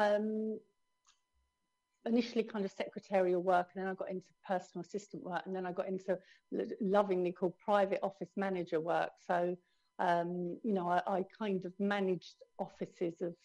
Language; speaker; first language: English; native; English